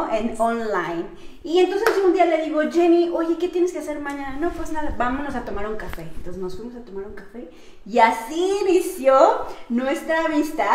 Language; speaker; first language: Spanish; native; Spanish